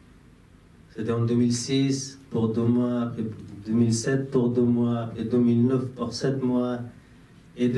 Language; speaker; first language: French; non-native, fluent; Persian